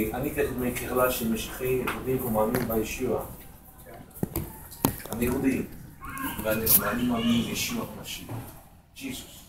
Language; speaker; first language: Hebrew; non-native, learner; Russian